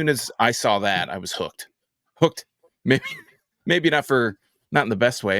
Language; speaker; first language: English; native; English